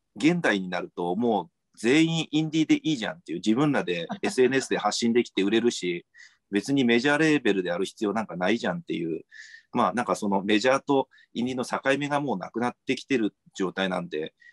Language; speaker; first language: Japanese; native; Japanese